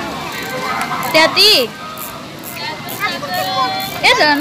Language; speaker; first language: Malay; non-native, local second language; Javanese